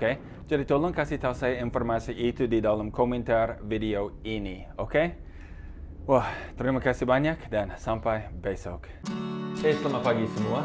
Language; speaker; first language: Indonesian; non-native, fluent; English